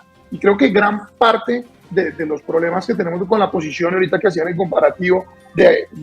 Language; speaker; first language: Spanish; native; Spanish